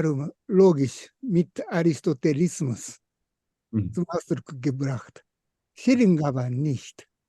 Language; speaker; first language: German; non-native, fluent; Japanese